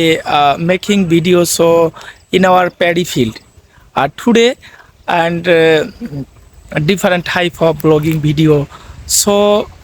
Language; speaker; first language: English; non-native, learner; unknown